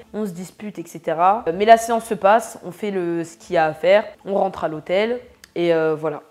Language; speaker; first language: French; native; French